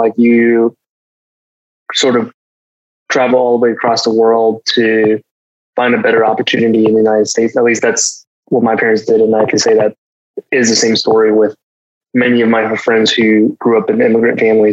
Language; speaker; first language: English; early bilingual, other home language; Chinese